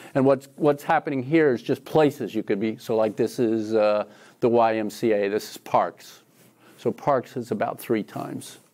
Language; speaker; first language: English; native; English